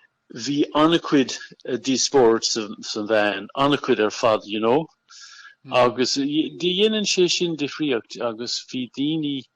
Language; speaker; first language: Irish; non-native, local second language; English